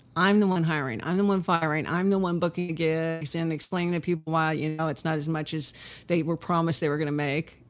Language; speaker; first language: English; native; English